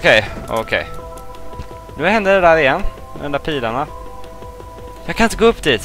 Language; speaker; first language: Swedish; native; Swedish